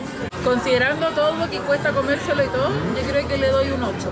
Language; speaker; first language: Spanish; native; Spanish